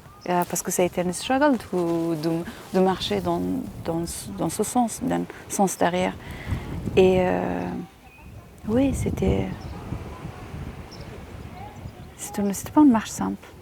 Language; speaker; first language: French; non-native, fluent; Persian